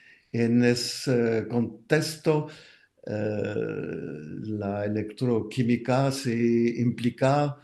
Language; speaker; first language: Spanish; non-native, fluent; French